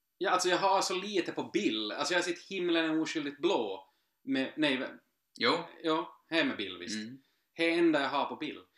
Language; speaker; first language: Swedish; native; Swedish